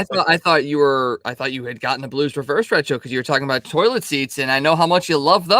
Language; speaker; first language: English; native; English